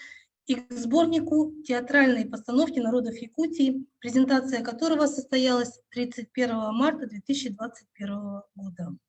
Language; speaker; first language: Russian; native; Russian